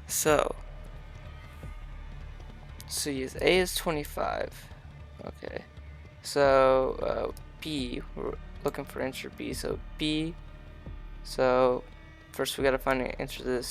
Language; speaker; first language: English; native; English